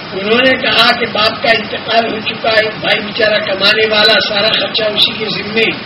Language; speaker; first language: Urdu; native; Urdu